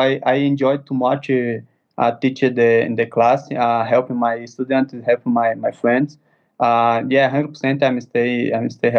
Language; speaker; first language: English; non-native, learner; Portuguese